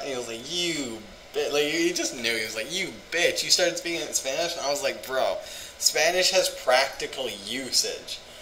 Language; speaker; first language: English; native; English